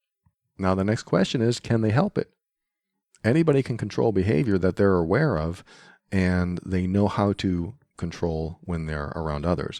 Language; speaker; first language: English; native; English